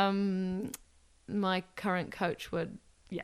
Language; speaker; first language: English; native; English